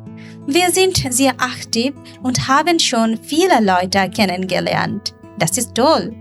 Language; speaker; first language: German; non-native, learner; Bangla